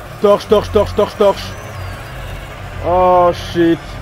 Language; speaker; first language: French; native; French